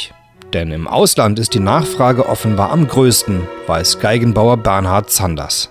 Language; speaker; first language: German; native; German